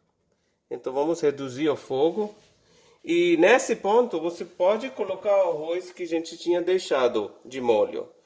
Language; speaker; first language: Portuguese; non-native, fluent; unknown